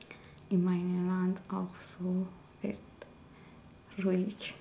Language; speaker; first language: German; non-native, learner; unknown